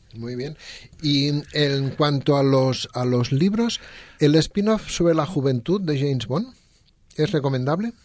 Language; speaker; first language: Spanish; non-native, local second language; Catalan